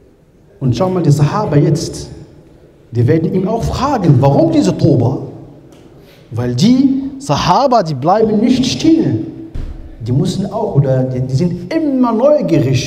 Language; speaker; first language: German; non-native, learner; Arabic